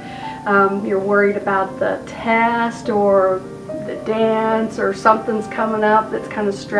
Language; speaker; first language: English; native; English